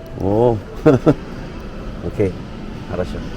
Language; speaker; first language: Russian; non-native, learner; Korean